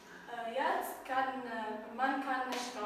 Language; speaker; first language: German; non-native, learner; Arabic